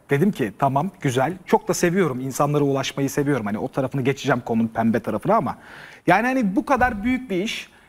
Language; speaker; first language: Turkish; native; Turkish